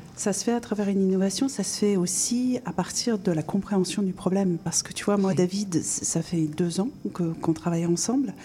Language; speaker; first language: French; native; French